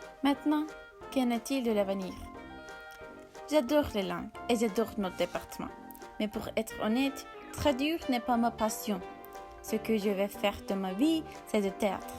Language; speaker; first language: French; non-native, learner; Turkish